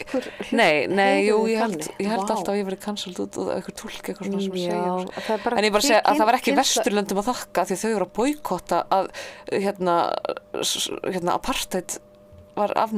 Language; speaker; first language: Icelandic; native; Icelandic